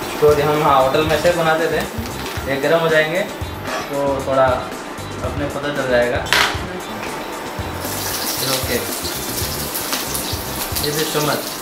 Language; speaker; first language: English; non-native, learner; Hindi